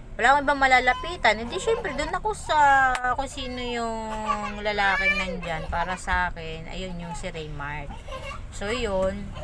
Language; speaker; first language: Filipino; native; Filipino